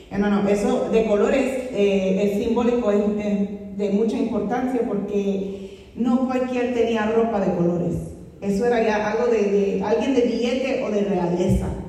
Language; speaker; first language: Spanish; non-native, fluent; English